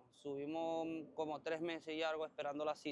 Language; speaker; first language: Spanish; native; Spanish